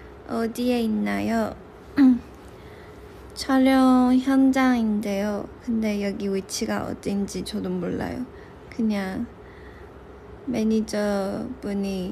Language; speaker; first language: Korean; non-native, local second language; Chinese